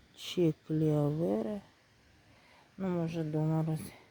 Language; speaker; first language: Ukrainian; native; Ukrainian